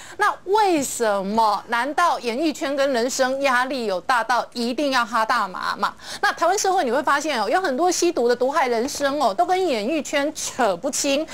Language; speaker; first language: Chinese; native; Chinese